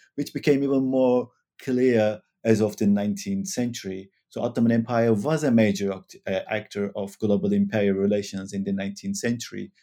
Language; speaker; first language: English; non-native, fluent; Turkish